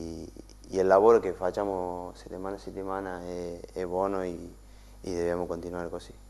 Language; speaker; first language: Italian; non-native, learner; Spanish